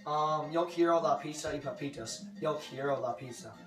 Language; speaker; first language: Spanish; non-native, learner; English